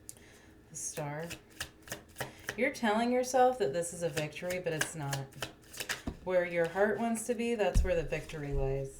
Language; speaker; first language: English; native; English